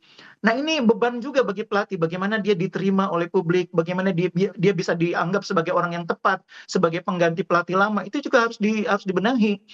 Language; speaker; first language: Indonesian; native; Indonesian